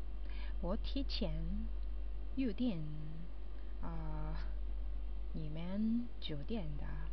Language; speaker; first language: Chinese; non-native, learner; Japanese